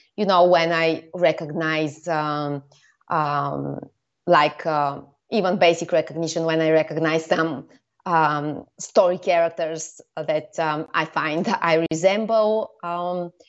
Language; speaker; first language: English; non-native, fluent; Bulgarian